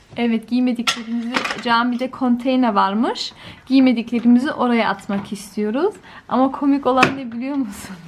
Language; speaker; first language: Turkish; early bilingual, heritage; Turkish